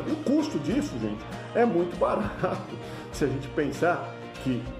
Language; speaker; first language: Portuguese; native; Portuguese